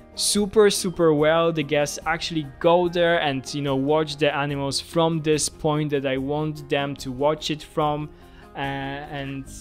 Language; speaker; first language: English; non-native, fluent; Polish